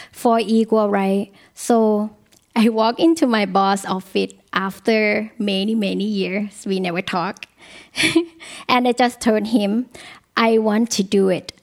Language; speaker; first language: English; non-native, learner; Thai